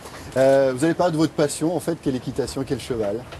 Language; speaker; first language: French; native; French